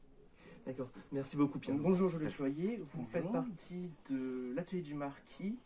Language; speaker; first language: French; native; French